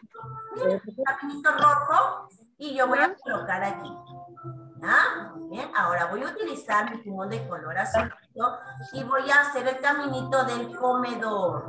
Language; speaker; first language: Spanish; native; Spanish